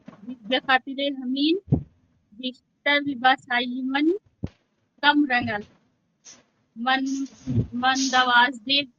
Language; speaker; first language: Persian; non-native, learner; Urdu